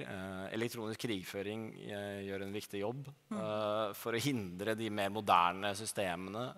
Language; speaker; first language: Norwegian; native; Norwegian